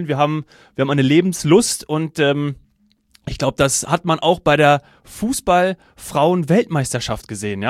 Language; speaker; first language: German; native; German